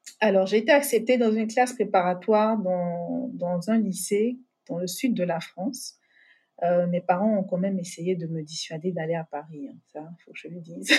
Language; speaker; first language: French; native; French